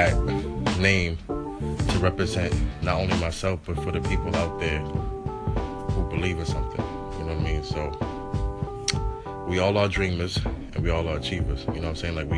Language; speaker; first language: English; native; English